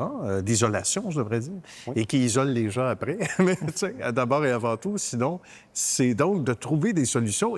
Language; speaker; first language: French; native; French